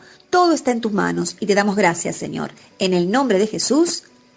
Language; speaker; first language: Spanish; native; Spanish